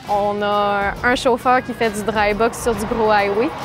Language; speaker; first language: French; native; French